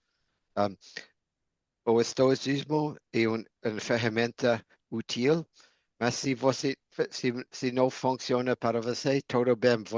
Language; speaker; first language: Portuguese; non-native, fluent; English